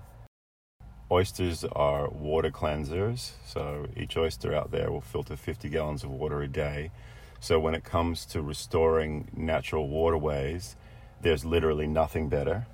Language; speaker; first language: English; native; English